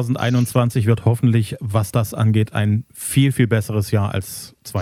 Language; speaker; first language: German; native; German